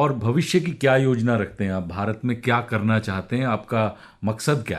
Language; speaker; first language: Hindi; native; Hindi